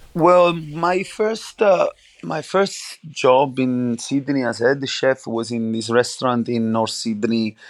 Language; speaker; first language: English; non-native, fluent; Italian